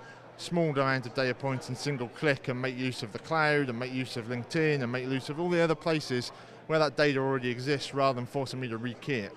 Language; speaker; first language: English; native; English